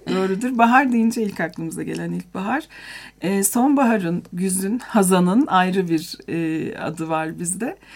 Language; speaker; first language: Turkish; native; Turkish